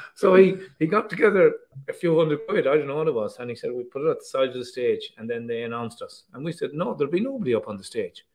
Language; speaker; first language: English; native; English